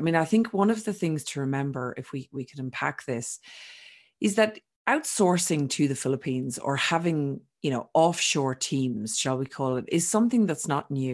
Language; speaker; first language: English; native; English